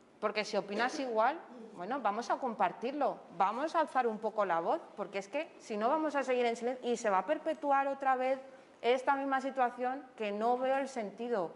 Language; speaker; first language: Spanish; native; Spanish